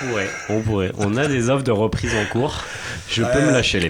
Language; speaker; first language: French; native; French